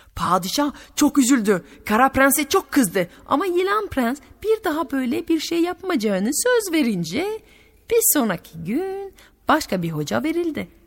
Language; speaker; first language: Turkish; non-native, fluent; French